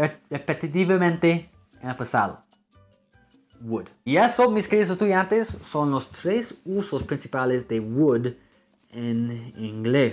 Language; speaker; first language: Spanish; non-native, fluent; English